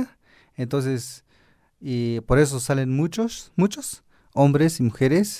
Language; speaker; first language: Spanish; non-native, local second language; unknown